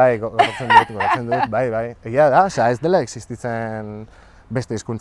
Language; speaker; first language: Basque; non-native, fluent; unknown